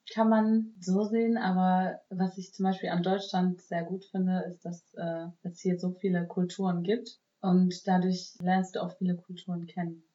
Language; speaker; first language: German; native; German